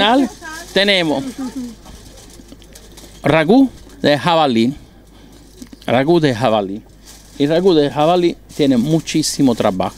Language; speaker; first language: Spanish; non-native, learner; Italian